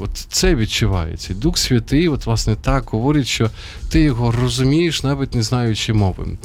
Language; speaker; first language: Ukrainian; native; Ukrainian